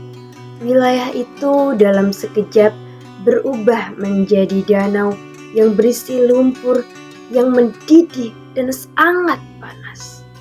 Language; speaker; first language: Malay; non-native, local second language; Javanese